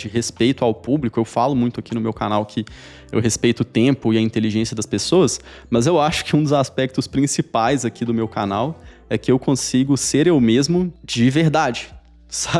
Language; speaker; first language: Portuguese; native; Portuguese